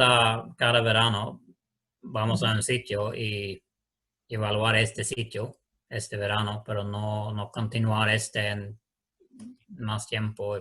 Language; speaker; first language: Spanish; non-native, learner; Swedish